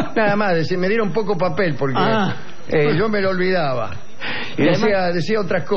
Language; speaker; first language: Spanish; native; Spanish